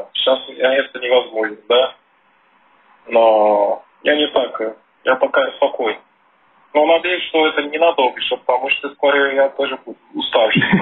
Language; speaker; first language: Russian; non-native, fluent; Portuguese